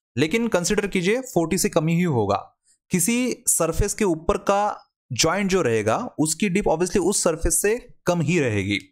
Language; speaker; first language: Hindi; non-native, local second language; Marathi